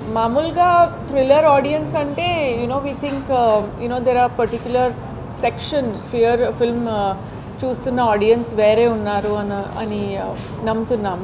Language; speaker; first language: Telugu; non-native, fluent; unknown